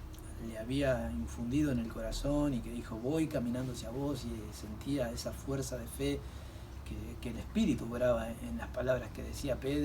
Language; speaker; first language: Spanish; native; Spanish